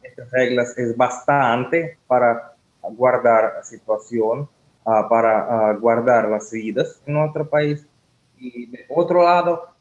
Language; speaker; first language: Spanish; non-native, learner; Russian